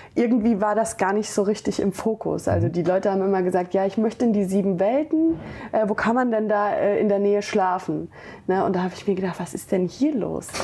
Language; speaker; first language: German; native; German